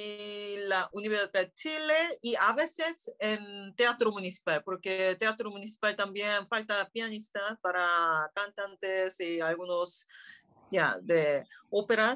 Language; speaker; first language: Spanish; non-native, learner; Korean